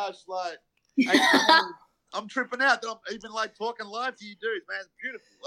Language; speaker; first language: English; native; English